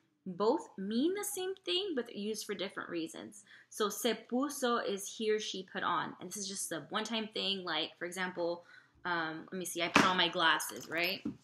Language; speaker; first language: English; native; English